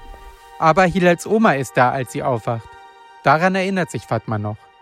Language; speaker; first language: German; native; German